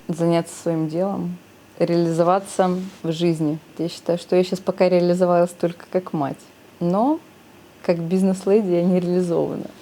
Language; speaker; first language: Russian; native; Russian